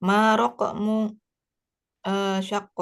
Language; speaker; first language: Arabic; non-native, learner; Indonesian